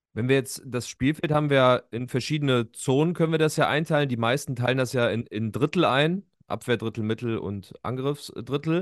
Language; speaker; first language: German; native; German